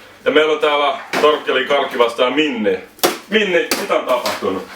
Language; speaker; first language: Finnish; native; Finnish